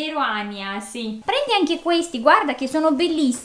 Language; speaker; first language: Italian; native; Italian